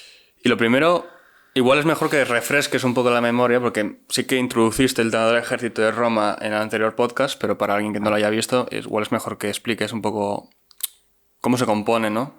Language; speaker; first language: Spanish; native; Spanish